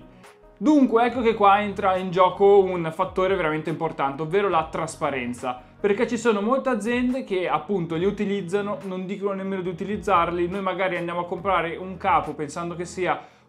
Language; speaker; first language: Italian; native; Italian